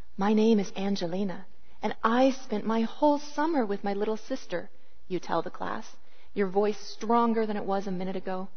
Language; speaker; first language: English; native; English